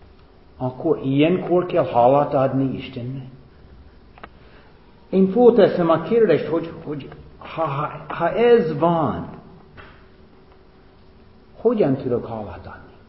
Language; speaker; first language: Hungarian; non-native, fluent; English